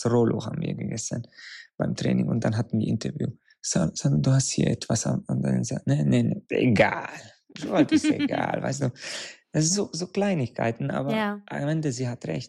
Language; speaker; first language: German; non-native, fluent; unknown